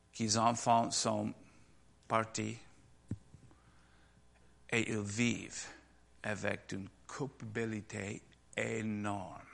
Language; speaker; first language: French; non-native, learner; English